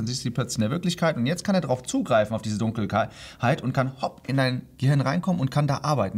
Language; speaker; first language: German; native; German